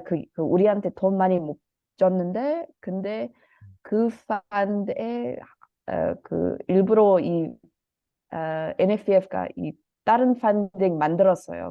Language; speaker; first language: Korean; early bilingual, heritage; Korean